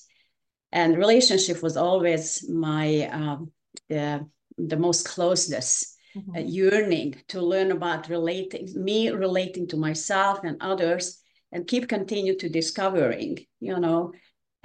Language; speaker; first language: English; non-native, fluent; Hungarian